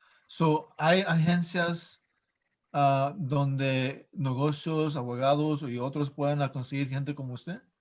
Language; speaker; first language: Spanish; early bilingual, heritage; English